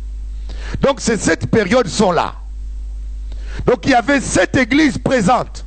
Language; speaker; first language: French; non-native, local second language; Lingala